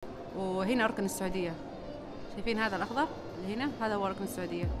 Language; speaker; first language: Arabic; native; Arabic